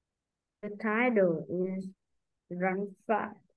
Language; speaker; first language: English; non-native, learner; Vietnamese